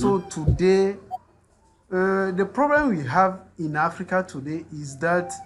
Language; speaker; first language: English; non-native, learner; French